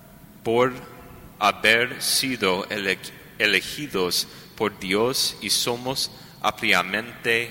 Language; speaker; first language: Spanish; non-native, learner; English